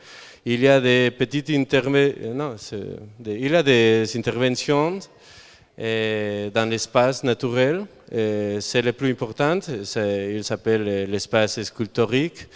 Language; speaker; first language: French; non-native, learner; Spanish